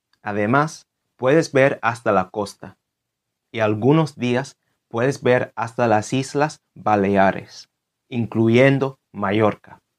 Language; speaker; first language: Spanish; non-native, fluent; English